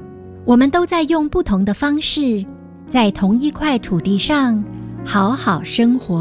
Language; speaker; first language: Chinese; native; Chinese